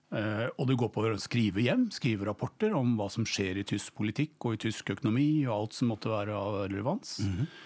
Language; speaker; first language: Norwegian; native; Norwegian